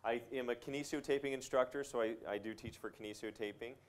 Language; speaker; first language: English; native; English